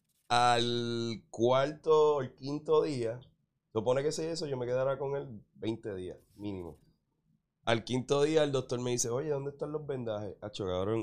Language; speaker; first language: Spanish; early bilingual, heritage; Spanish